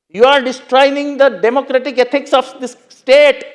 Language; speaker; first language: Hindi; non-native, local second language; Marathi